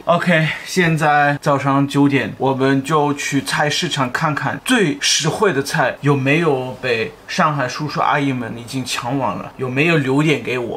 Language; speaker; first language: Chinese; non-native, fluent; German